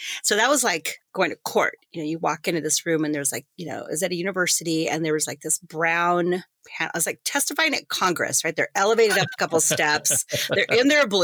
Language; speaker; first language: English; native; English